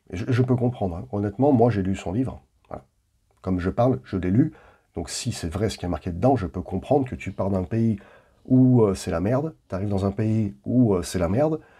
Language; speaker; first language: French; native; French